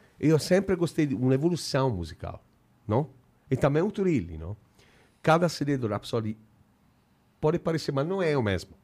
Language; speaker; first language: Portuguese; non-native, fluent; Italian